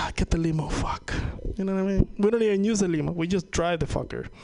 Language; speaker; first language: English; non-native, fluent; Spanish